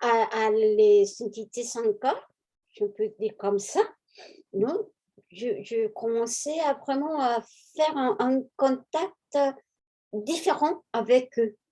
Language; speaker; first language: French; non-native, fluent; Spanish